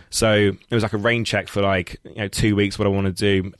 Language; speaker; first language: English; native; English